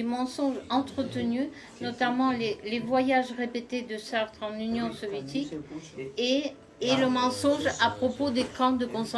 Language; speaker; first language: French; non-native, fluent; Russian